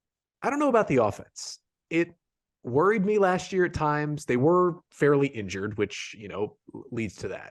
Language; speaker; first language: English; native; English